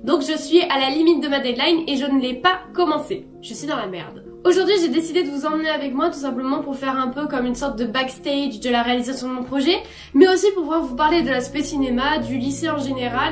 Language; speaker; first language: French; native; French